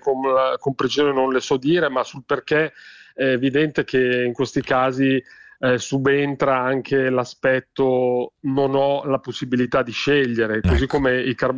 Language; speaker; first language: Italian; native; Italian